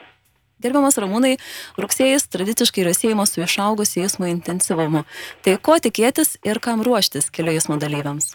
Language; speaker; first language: Lithuanian; native; Lithuanian